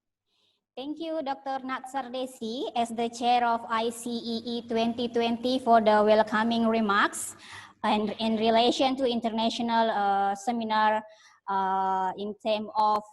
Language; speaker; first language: English; non-native, learner; Indonesian